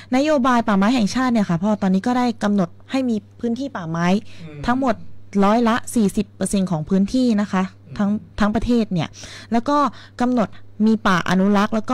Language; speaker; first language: Thai; native; Thai